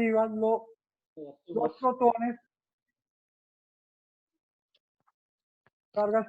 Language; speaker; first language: Spanish; native; Spanish